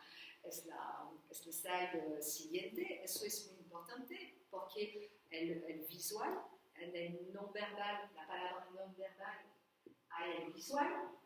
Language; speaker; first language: Spanish; non-native, learner; French